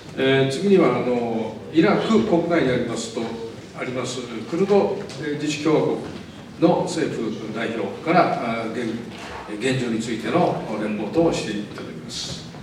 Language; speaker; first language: Japanese; native; Japanese